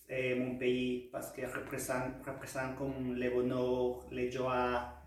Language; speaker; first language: French; non-native, learner; Spanish